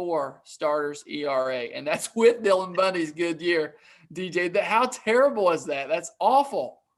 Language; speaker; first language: English; native; English